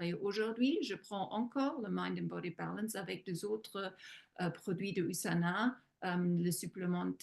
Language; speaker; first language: French; non-native, fluent; German